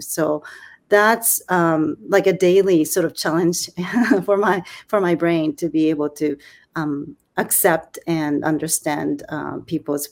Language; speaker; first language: English; non-native, fluent; Japanese